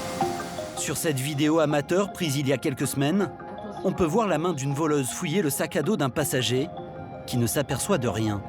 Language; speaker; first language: French; native; French